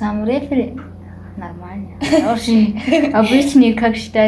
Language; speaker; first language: Russian; non-native, learner; Mongolian